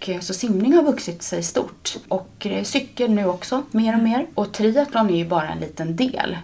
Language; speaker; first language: Swedish; native; Swedish